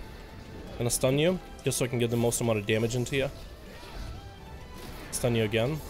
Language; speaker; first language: English; native; English